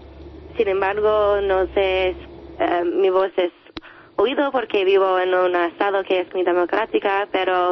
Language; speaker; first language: Spanish; non-native, learner; English